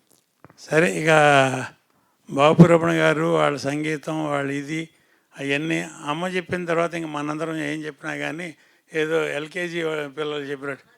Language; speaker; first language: Telugu; native; Telugu